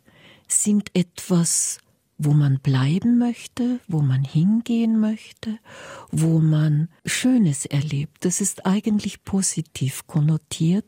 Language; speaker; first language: German; native; German